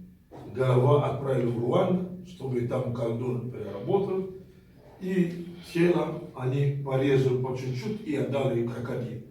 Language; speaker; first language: Russian; non-native, fluent; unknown